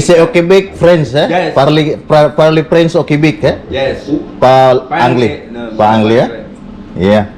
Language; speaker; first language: French; non-native, learner; Filipino